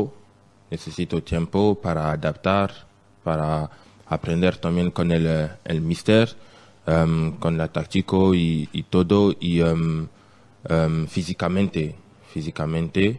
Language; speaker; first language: Spanish; non-native, learner; French